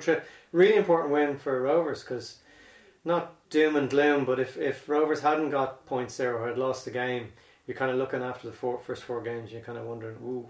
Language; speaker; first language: English; native; English